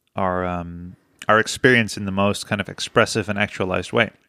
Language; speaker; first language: English; non-native, fluent; Dutch